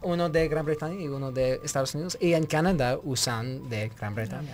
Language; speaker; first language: Spanish; non-native, learner; English